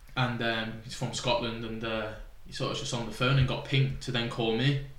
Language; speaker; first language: English; native; English